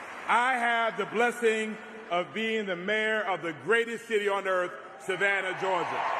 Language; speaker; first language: English; native; English